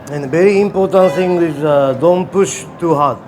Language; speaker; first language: English; non-native, learner; Japanese